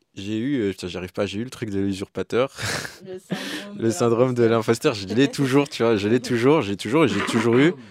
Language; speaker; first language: French; native; French